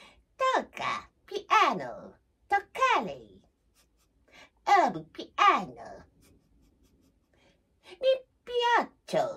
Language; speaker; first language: Italian; non-native, learner; Japanese